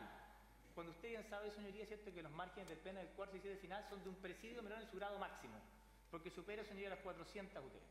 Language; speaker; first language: Spanish; native; Spanish